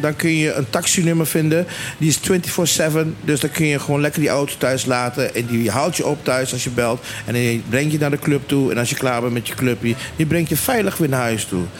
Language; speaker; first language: Dutch; non-native, local second language; Papiamento